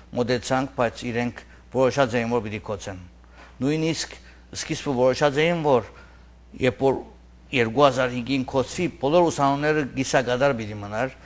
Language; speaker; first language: Armenian; early bilingual, heritage; Armenian